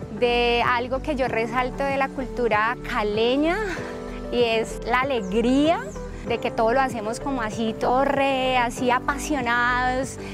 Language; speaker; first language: Spanish; early bilingual, other home language; Chinese